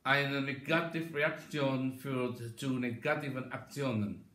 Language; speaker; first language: German; non-native, learner; Indonesian